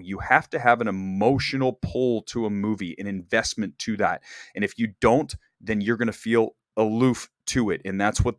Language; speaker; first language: English; native; English